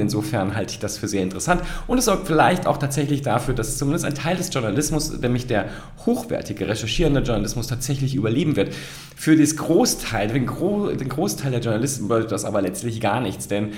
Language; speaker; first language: German; native; German